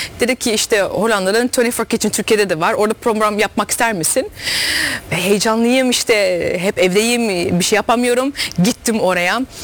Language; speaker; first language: Turkish; early bilingual, heritage; Dutch